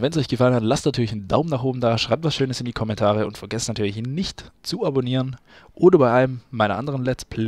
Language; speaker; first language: German; native; German